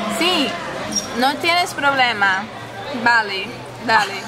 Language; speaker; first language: Spanish; non-native, fluent; Portuguese